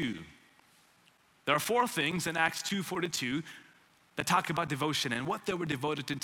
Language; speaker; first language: English; non-native, local second language; Malayalam